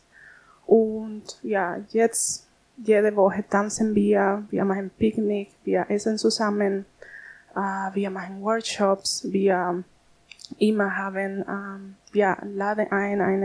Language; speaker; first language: German; non-native, learner; Spanish